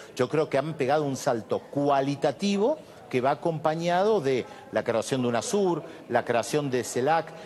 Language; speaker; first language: Spanish; native; Spanish